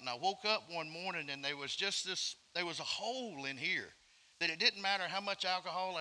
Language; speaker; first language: English; native; English